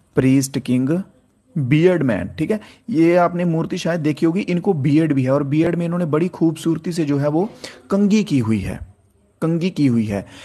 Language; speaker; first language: Hindi; native; Hindi